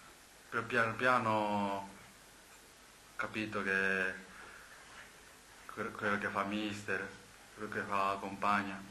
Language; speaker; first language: Italian; non-native, learner; Japanese